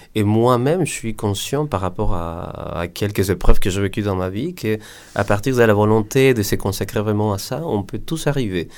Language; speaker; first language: French; non-native, fluent; Spanish